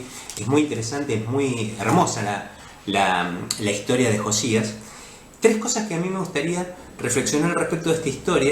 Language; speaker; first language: Spanish; native; Spanish